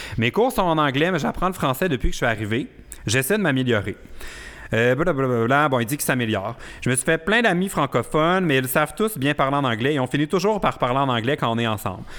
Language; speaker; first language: French; native; French